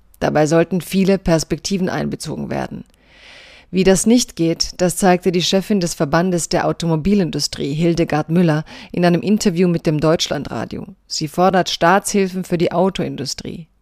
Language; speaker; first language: German; early bilingual, other home language; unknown